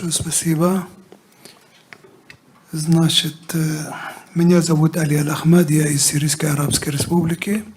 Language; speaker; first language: Russian; non-native, fluent; Arabic